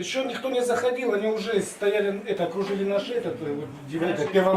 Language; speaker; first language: Russian; native; Russian